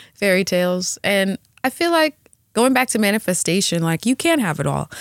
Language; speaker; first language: English; native; English